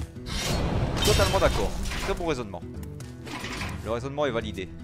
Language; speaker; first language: French; native; French